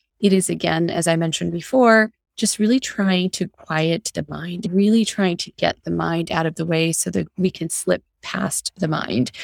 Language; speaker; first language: English; early bilingual, other home language; Hindi